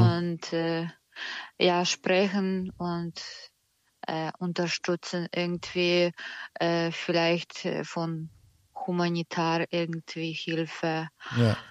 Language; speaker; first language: German; non-native, learner; Ukrainian